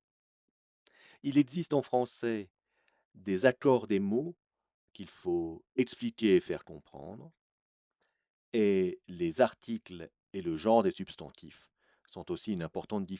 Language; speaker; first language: French; native; French